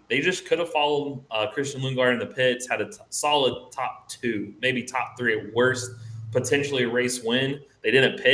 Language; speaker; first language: English; native; English